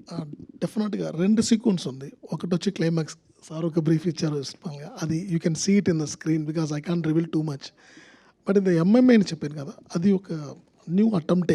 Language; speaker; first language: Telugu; non-native, learner; Tamil